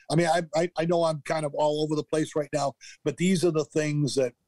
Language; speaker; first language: English; native; English